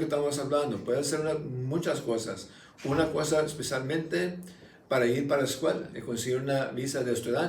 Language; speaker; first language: Spanish; early bilingual, heritage; Spanish